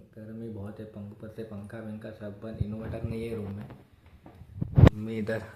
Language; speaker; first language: Hindi; non-native, local second language; Marathi